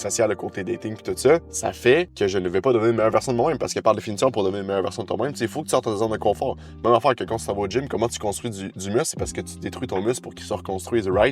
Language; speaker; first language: French; native; French